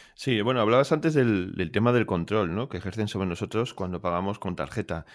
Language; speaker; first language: Spanish; native; Spanish